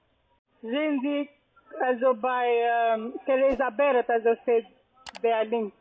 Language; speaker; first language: German; non-native, fluent; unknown